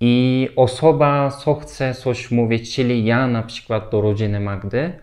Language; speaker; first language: Polish; non-native, learner; Turkish